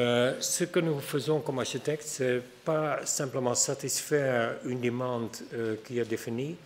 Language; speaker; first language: French; non-native, fluent; Dutch